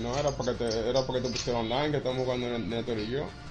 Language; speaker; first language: Spanish; early bilingual, heritage; Spanish